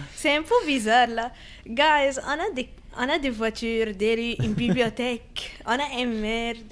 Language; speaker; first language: French; non-native, fluent; Arabic